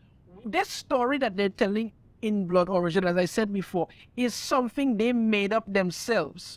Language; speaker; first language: English; native; English